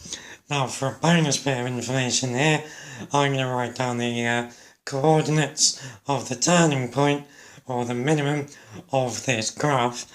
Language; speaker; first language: English; native; English